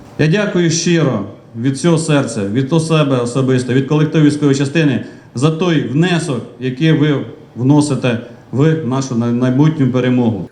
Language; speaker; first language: Ukrainian; native; Ukrainian